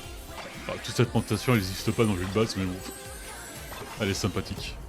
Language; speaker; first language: French; native; French